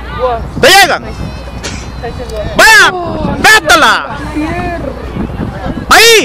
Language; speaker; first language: Spanish; native; Spanish